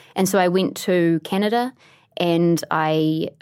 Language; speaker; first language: English; native; English